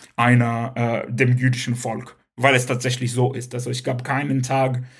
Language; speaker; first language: German; non-native, local second language; Hebrew